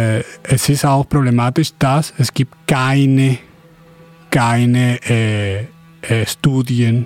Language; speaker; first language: German; non-native, fluent; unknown